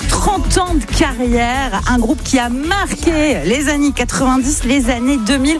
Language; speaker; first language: French; native; French